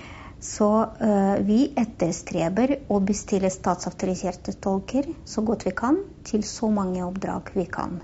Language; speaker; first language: Norwegian; non-native, fluent; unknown